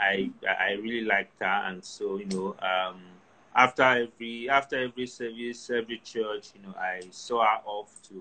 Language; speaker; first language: English; non-native, local second language; Yoruba